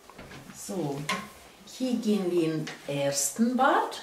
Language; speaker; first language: German; non-native, fluent; Russian